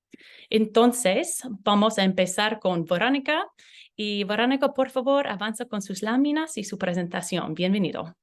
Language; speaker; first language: Spanish; non-native, learner; English